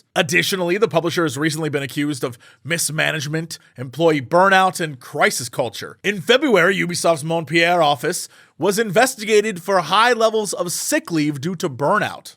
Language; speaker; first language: English; native; English